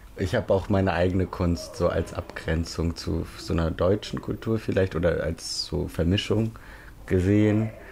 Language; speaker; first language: German; early bilingual, other home language; Russian